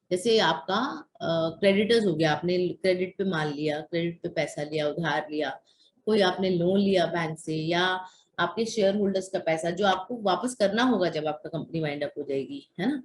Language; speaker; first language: Hindi; native; Hindi